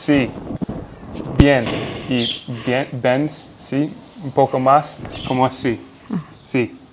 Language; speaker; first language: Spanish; non-native, learner; English